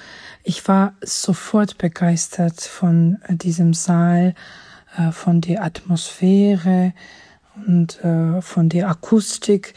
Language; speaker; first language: German; non-native, fluent; Georgian